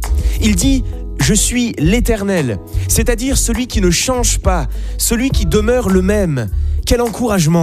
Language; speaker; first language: French; native; French